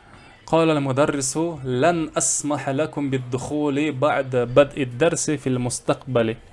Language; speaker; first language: Arabic; non-native, fluent; Kazakh